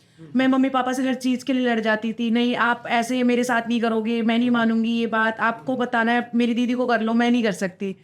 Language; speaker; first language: Hindi; native; Hindi